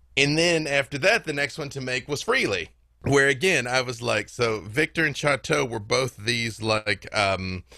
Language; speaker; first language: English; native; English